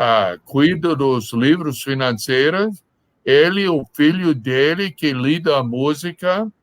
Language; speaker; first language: Portuguese; non-native, fluent; English